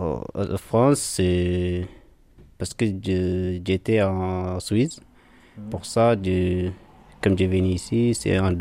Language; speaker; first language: French; non-native, learner; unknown